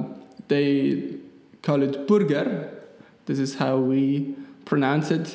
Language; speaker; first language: English; non-native, fluent; German